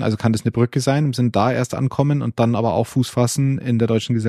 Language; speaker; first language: German; native; German